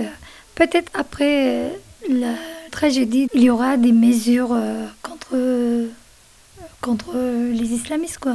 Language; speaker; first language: French; non-native, fluent; Kurdish